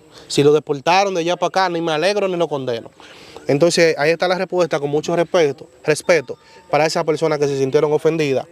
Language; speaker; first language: Spanish; native; Spanish